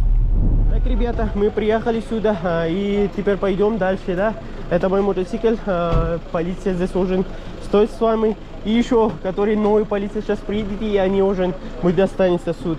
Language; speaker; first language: Russian; non-native, learner; Pashto